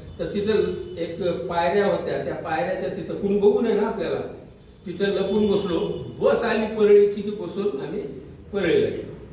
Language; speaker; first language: Marathi; non-native, local second language; Urdu